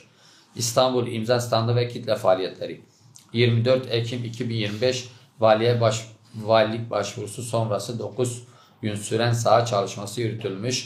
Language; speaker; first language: Turkish; native; Turkish